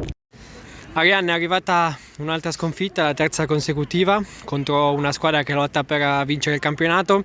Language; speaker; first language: Italian; native; Italian